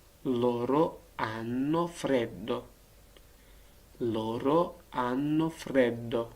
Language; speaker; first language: Italian; non-native, learner; Georgian